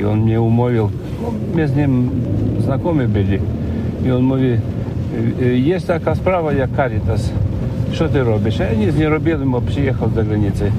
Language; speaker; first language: Polish; non-native, learner; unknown